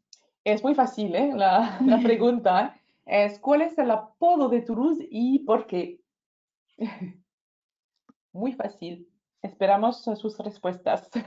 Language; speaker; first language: Spanish; non-native, fluent; French